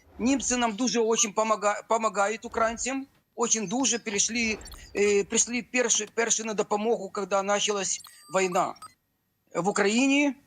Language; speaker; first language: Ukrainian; non-native, local second language; Russian